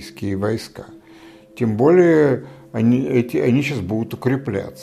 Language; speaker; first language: Polish; non-native, learner; Russian